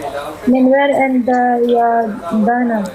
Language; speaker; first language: Arabic; non-native, learner; Pashto